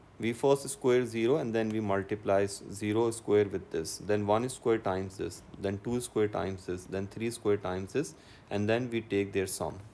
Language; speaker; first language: English; non-native, local second language; Urdu